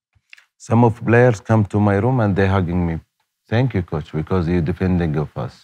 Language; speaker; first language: English; non-native, learner; Arabic